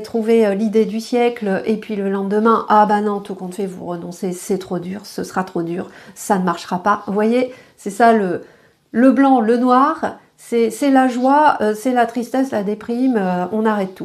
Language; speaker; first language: French; native; French